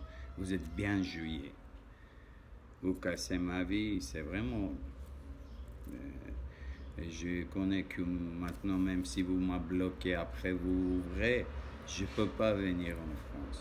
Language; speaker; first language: French; non-native, learner; Armenian